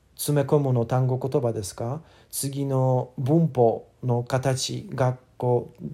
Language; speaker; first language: Japanese; non-native, learner; English